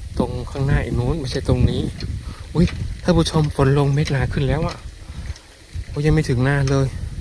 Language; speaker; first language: Thai; non-native, local second language; Northeastern Thai